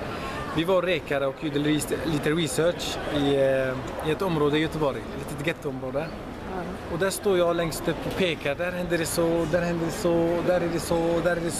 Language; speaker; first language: Swedish; early bilingual, other home language; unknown